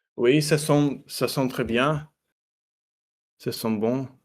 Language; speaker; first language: French; non-native, learner; Russian